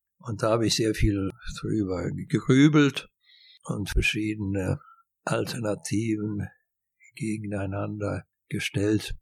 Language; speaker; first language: German; non-native, fluent; Swedish